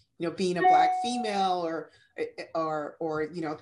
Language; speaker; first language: English; native; English